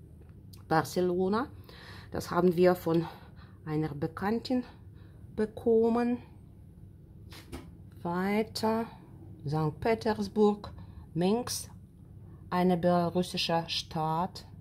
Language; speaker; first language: German; non-native, fluent; Russian